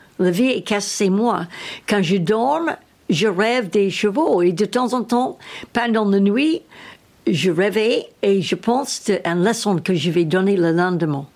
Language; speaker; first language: French; non-native, learner; English